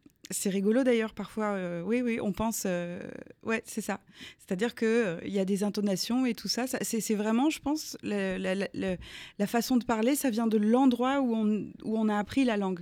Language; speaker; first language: French; native; French